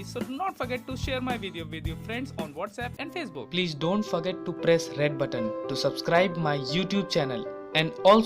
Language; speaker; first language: English; non-native, local second language; Hindi